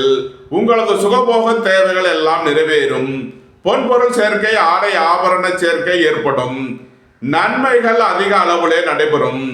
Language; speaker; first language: Tamil; native; Tamil